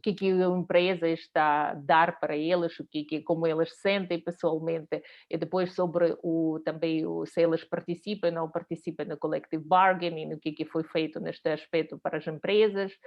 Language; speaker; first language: Portuguese; non-native, fluent; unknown